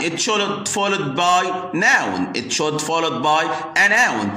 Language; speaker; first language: English; non-native, fluent; Arabic